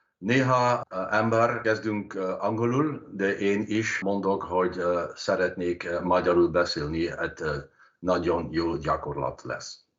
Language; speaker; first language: Hungarian; non-native, learner; Dutch